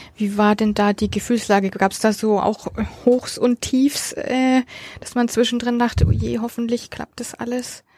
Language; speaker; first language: German; native; German